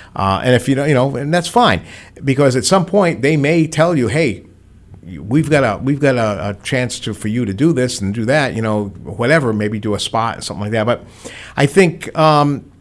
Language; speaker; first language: English; native; English